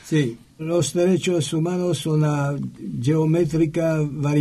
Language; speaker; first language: Spanish; non-native, learner; French